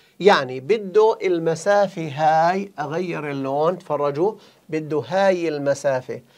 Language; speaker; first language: Arabic; native; Arabic